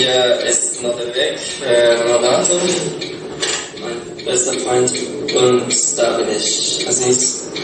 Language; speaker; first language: German; non-native, learner; Uzbek